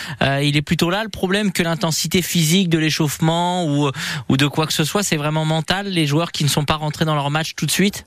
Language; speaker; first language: French; native; French